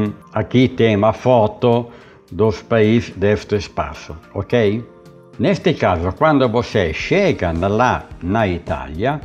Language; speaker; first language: Portuguese; non-native, learner; Italian